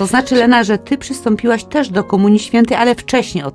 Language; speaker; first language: Ukrainian; non-native, learner; Polish